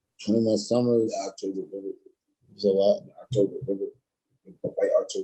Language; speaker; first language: English; native; English